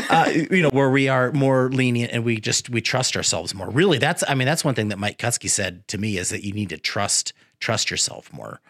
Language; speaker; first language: English; native; English